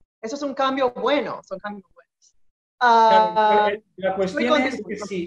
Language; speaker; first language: Spanish; early bilingual, heritage; Spanish